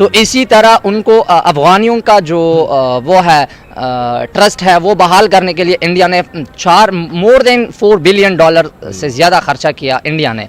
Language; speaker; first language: Hindi; non-native, local second language; Pashto